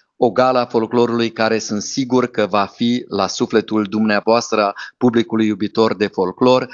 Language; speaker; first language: Romanian; native; Romanian